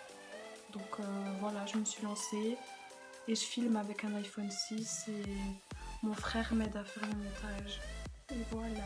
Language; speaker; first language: French; native; French